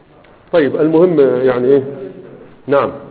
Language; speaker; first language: Arabic; native; Arabic